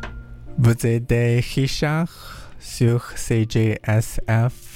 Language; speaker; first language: French; non-native, learner; English